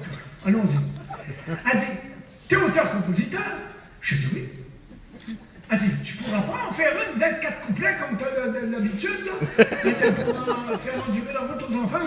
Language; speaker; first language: French; native; French